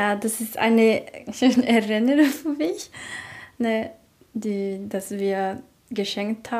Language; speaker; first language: German; non-native, learner; Portuguese